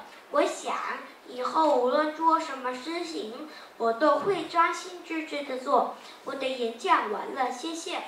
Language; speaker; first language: Chinese; non-native, learner; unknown